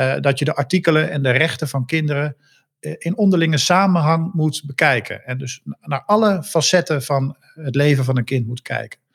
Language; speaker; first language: Dutch; native; Dutch